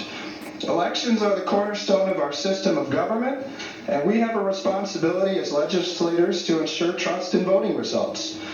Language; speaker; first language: English; native; English